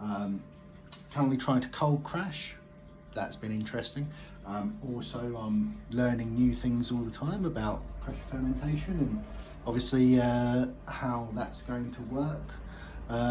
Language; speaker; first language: English; native; English